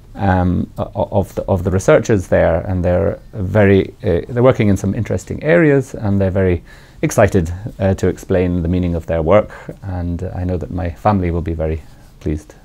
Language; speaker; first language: English; native; English